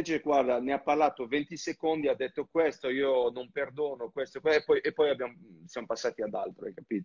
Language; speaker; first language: Italian; non-native, fluent; French